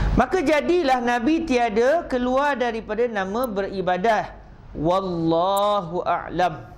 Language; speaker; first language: Malay; native; Malay